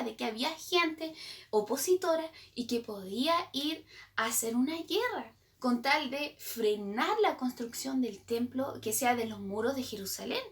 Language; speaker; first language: Spanish; native; Spanish